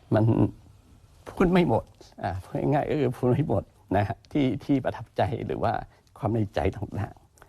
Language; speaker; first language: Thai; non-native, local second language; Chinese